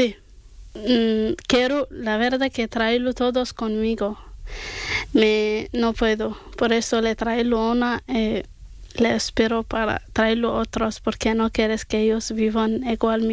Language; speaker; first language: Spanish; non-native, learner; Arabic